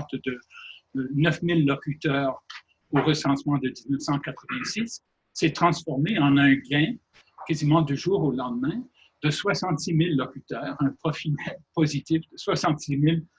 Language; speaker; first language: French; native; French